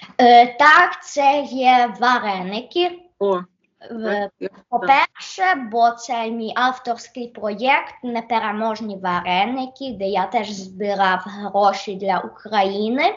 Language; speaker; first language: Ukrainian; early bilingual, heritage; Ukrainian